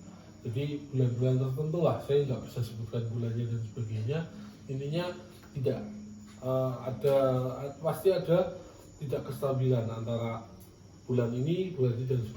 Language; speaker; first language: Indonesian; native; Indonesian